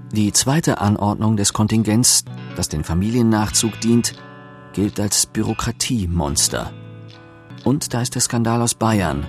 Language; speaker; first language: German; native; German